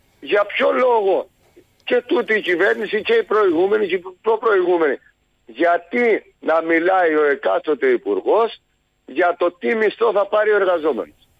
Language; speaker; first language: Greek; native; Greek